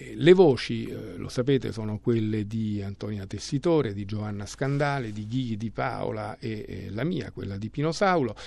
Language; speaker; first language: Italian; native; Italian